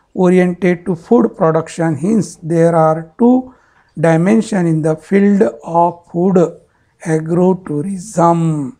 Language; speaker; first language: English; non-native, local second language; Marathi